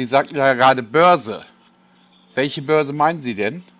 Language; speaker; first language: German; native; German